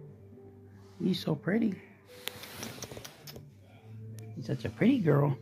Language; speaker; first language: English; native; English